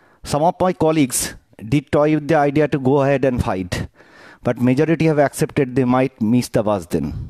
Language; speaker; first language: English; non-native, local second language; Bangla